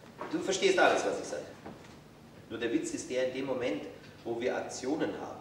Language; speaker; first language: German; native; German